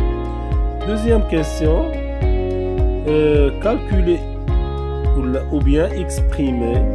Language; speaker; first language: French; non-native, local second language; Arabic